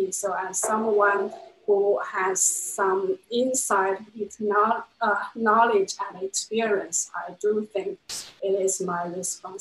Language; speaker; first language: English; non-native, fluent; Chinese